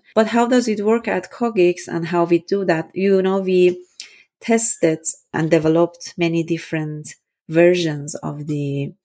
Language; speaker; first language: English; non-native, fluent; Persian